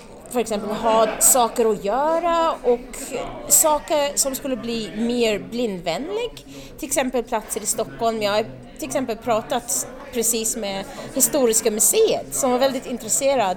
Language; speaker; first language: Swedish; non-native, fluent; English